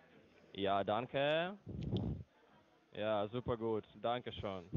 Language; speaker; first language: German; non-native, learner; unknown